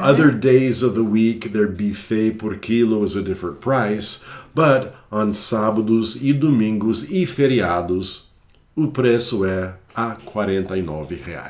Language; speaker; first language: Portuguese; non-native, fluent; English